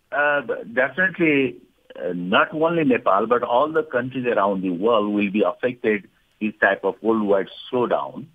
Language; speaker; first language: English; non-native, fluent; Nepali